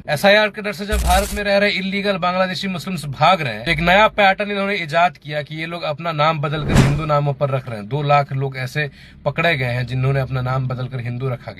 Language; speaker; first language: Hindi; native; Hindi